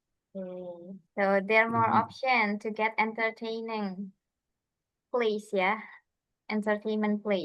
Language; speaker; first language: English; non-native, fluent; Indonesian